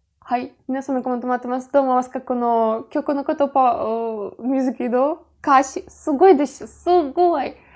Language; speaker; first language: Japanese; non-native, fluent; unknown